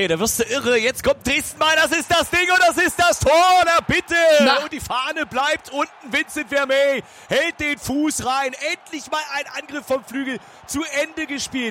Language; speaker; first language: German; native; German